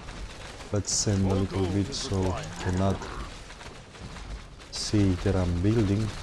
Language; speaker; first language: English; non-native, fluent; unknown